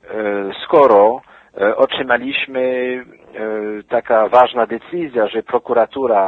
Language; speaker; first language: Polish; non-native, fluent; French